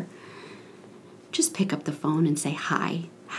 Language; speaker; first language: English; native; English